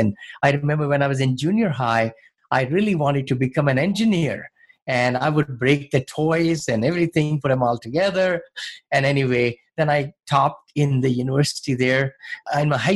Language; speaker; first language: English; non-native, local second language; Hindi